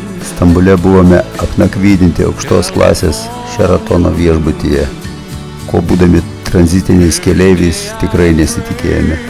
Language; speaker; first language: Lithuanian; native; Lithuanian